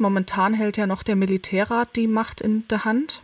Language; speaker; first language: German; native; German